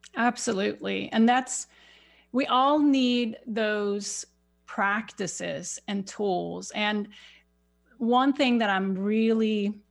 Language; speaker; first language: English; non-native, fluent; Swedish